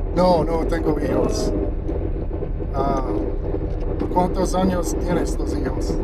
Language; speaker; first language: Spanish; non-native, learner; English